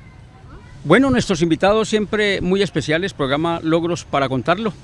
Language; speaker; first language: Spanish; native; Spanish